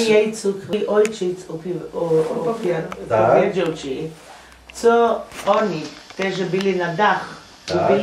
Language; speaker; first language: Polish; early bilingual, heritage; Polish